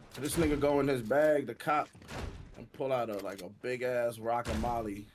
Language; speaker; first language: English; native; English